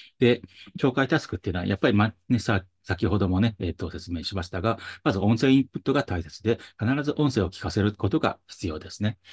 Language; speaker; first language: Japanese; native; Japanese